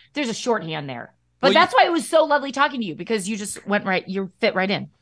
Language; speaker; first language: English; native; English